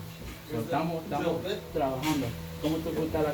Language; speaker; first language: Spanish; early bilingual, heritage; Spanish